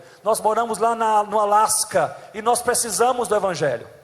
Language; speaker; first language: Portuguese; native; Portuguese